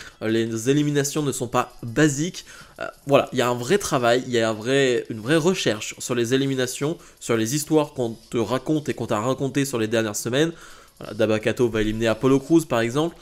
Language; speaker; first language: French; native; French